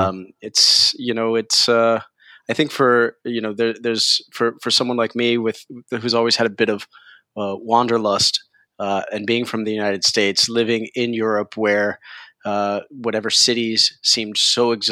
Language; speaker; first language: English; early bilingual, other home language; Spanish